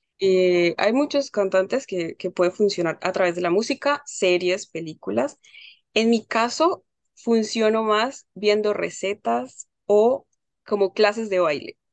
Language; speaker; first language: Spanish; native; Spanish